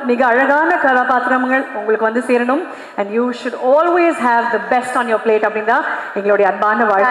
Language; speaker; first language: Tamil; native; Tamil